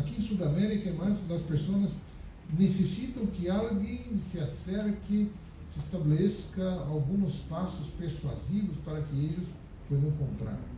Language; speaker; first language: Spanish; non-native, fluent; Portuguese